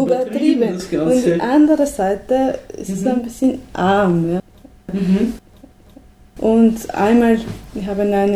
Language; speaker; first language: German; non-native, learner; Spanish